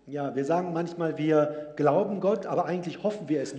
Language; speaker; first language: German; native; German